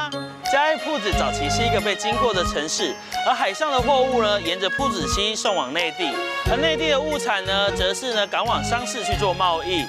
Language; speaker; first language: Chinese; native; Chinese